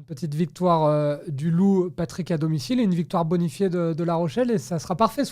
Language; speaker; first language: French; native; French